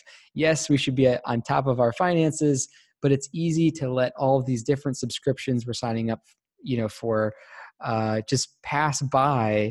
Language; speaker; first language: English; native; English